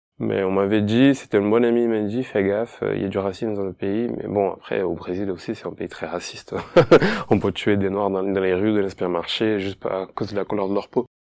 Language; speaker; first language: French; non-native, fluent; Portuguese